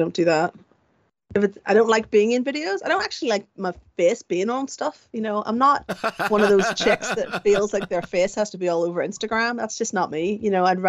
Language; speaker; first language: English; native; English